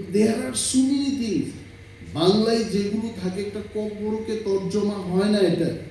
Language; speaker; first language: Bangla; non-native, local second language; Kok Borok